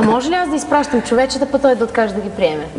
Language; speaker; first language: Bulgarian; native; Bulgarian